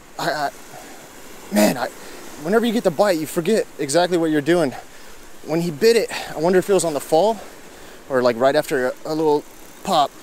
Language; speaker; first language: English; native; English